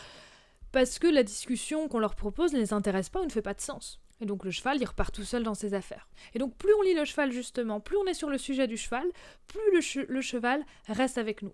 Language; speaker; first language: French; native; French